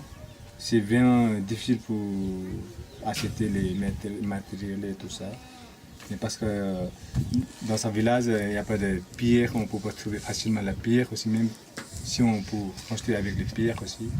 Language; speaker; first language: French; non-native, fluent; Nepali